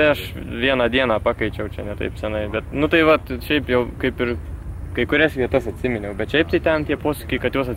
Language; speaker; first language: Lithuanian; native; Lithuanian